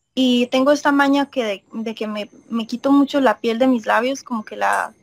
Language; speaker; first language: Spanish; native; Spanish